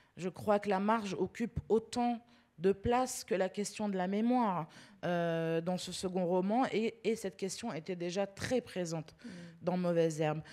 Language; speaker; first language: French; early bilingual, other home language; Arabic